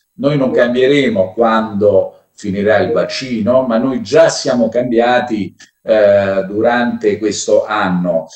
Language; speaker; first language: Italian; native; Italian